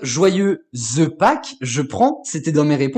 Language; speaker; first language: French; native; French